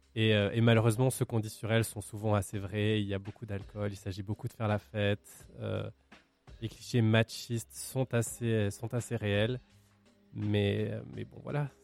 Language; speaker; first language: French; native; French